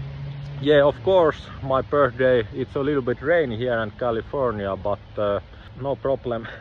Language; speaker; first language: English; non-native, learner; Finnish